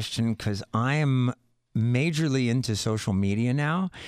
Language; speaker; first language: English; native; English